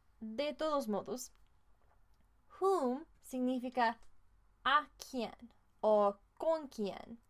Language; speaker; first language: Spanish; non-native, fluent; English